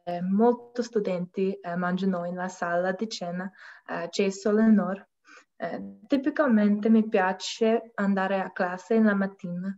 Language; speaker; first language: Italian; non-native, learner; English